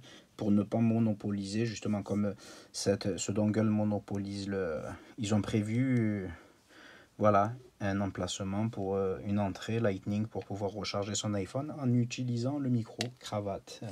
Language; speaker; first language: French; native; French